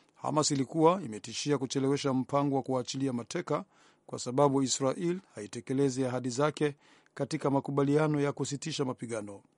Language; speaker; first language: Swahili; non-native, local second language; Rundi